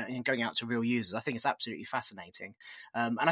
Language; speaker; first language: English; native; English